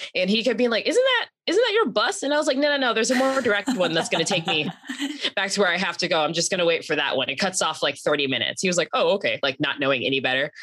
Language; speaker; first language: English; native; English